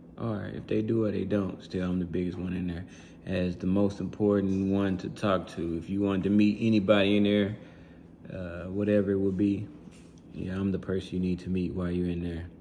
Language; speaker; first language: English; native; English